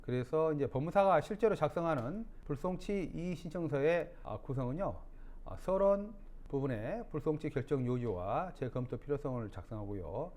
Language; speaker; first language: Korean; native; Korean